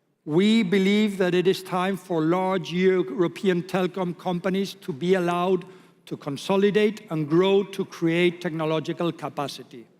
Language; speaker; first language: English; non-native, fluent; Spanish